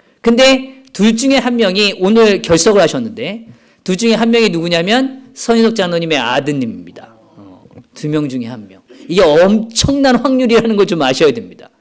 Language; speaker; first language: Korean; native; Korean